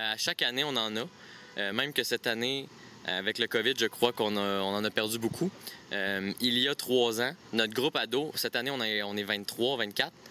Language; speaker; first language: French; native; French